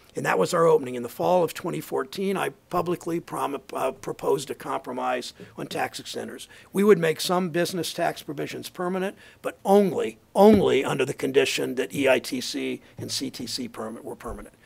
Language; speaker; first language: English; native; English